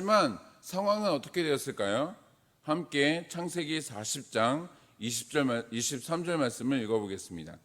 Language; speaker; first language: Korean; native; Korean